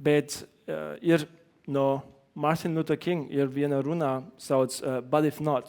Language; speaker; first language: Latvian; non-native, learner; German